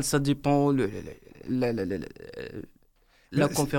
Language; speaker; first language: French; non-native, learner; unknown